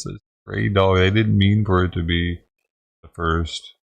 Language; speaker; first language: English; native; English